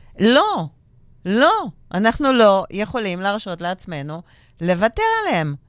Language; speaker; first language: Hebrew; non-native, fluent; Russian